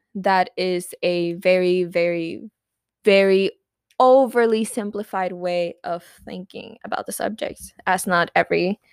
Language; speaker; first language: English; non-native, fluent; Spanish